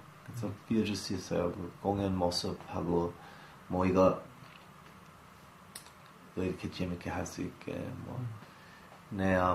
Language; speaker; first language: Korean; early bilingual, heritage; English